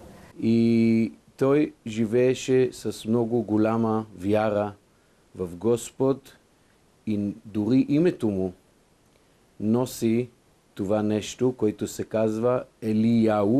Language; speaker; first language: Bulgarian; non-native, fluent; Hebrew